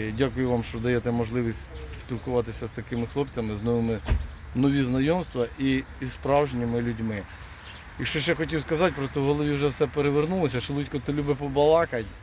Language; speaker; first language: Ukrainian; non-native, local second language; Russian